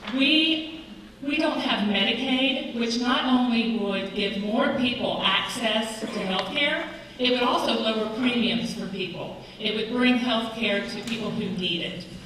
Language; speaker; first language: English; native; English